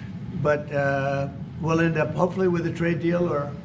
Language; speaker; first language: English; native; English